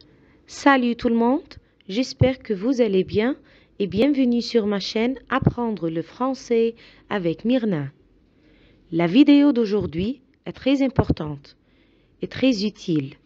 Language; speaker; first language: French; non-native, fluent; Arabic